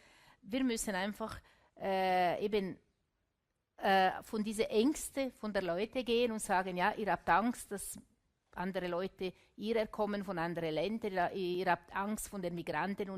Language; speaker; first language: German; non-native, local second language; Italian